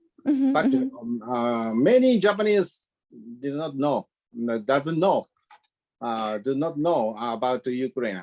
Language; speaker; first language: English; non-native, learner; Japanese